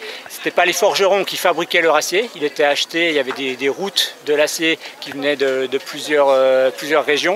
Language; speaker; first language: French; native; French